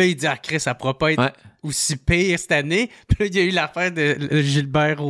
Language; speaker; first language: French; native; French